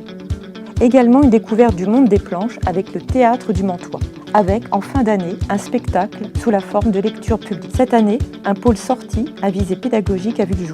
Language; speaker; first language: French; native; French